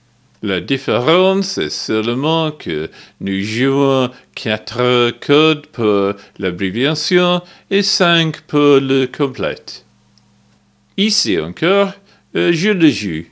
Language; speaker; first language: French; non-native, learner; English